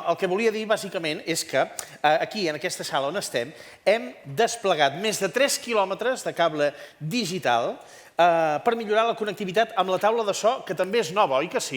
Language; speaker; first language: Catalan; native; Catalan